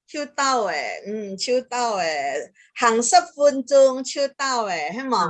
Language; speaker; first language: Chinese; early bilingual, heritage; Chinese